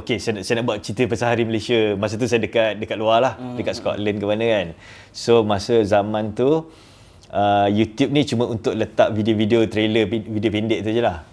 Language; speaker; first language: Malay; native; Malay